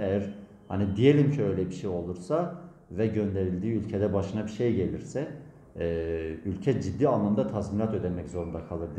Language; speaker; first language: Turkish; native; Turkish